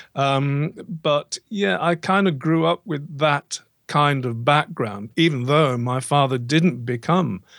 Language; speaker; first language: English; native; English